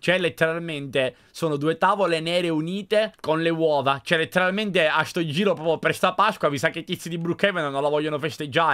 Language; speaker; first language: Italian; native; Italian